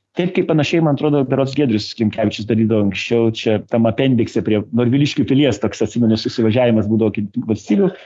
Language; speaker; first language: Lithuanian; native; Lithuanian